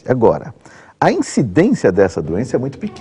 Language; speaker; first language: Portuguese; native; Portuguese